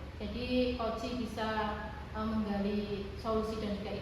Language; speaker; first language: Indonesian; non-native, local second language; Javanese